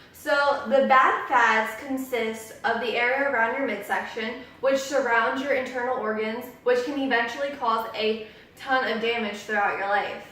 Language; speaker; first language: English; native; English